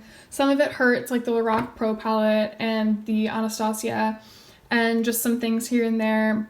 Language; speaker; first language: English; native; English